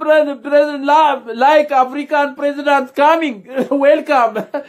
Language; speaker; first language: English; non-native, learner; Amharic